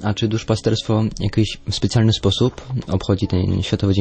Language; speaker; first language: Polish; native; Polish